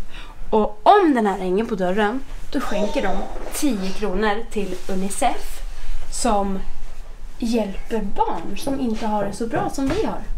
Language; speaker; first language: Swedish; native; Swedish